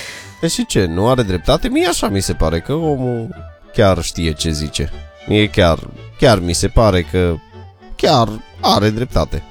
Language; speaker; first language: Romanian; native; Romanian